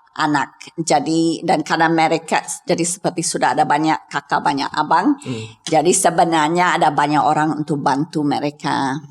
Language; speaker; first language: Indonesian; non-native, fluent; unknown